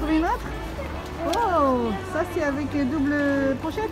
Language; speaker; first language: French; native; French